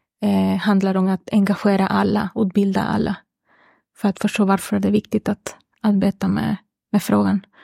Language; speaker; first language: Swedish; non-native, fluent; Spanish